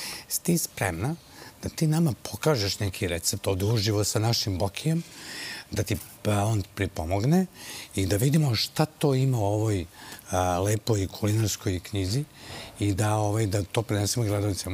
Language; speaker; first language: Serbian; native; Serbian